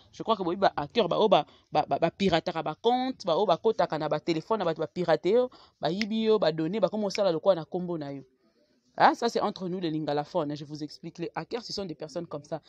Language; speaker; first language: French; non-native, local second language; Lingala